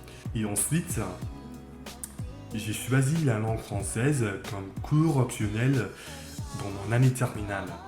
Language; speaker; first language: French; non-native, fluent; English